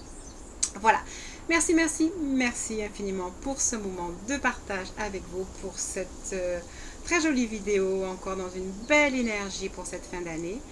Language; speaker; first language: French; native; French